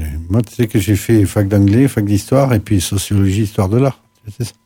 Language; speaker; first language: French; native; French